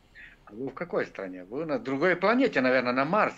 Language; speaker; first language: Russian; native; Russian